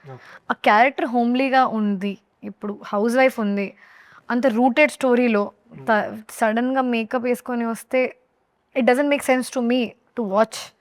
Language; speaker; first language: Telugu; non-native, learner; Hindi